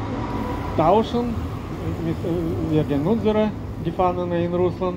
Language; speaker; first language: German; non-native, learner; Russian